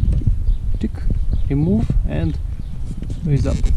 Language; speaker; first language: English; non-native, fluent; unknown